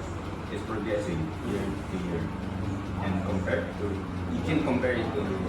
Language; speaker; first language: English; non-native, local second language; Indonesian